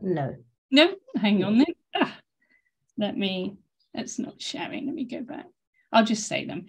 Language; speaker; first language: English; native; English